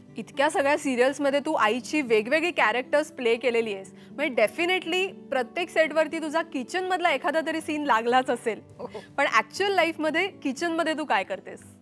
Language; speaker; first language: Marathi; native; Marathi